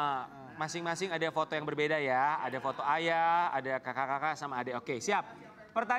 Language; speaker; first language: Indonesian; native; Indonesian